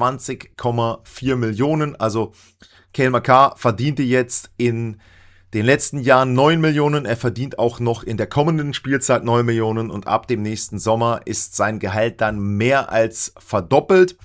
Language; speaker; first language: German; native; German